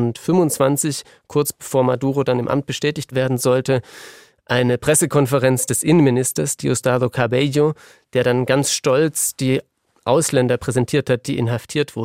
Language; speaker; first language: German; native; German